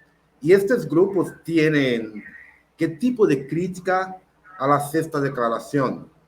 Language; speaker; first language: Spanish; non-native, learner; Portuguese